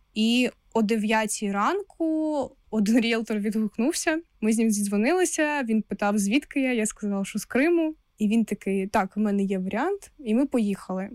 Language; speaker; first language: Ukrainian; non-native, local second language; Russian